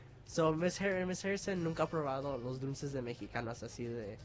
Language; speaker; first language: Spanish; early bilingual, heritage; Spanish